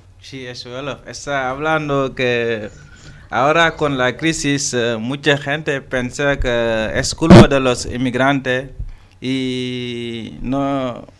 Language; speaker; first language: Spanish; non-native, local second language; Wolof